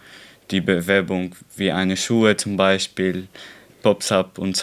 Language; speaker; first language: German; non-native, learner; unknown